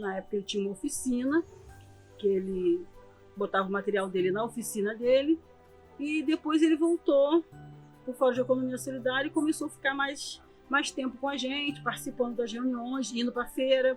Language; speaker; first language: Portuguese; native; Portuguese